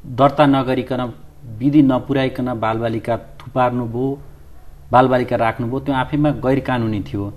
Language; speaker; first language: Nepali; native; Nepali